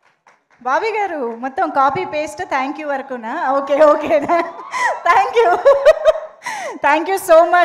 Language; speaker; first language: Telugu; native; Telugu